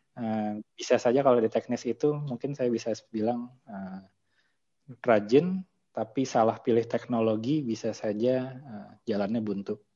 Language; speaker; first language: Indonesian; native; Indonesian